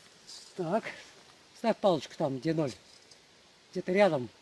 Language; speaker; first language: Russian; native; Russian